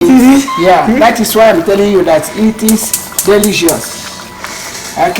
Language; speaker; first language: English; non-native, local second language; Igbo